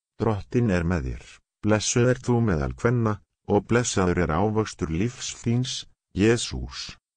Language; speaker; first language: Icelandic; non-native, learner; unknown